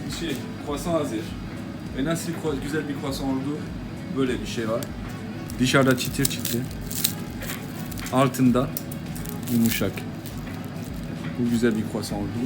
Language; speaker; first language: Turkish; non-native, learner; French